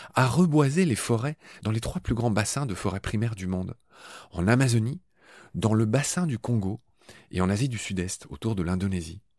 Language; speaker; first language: French; native; French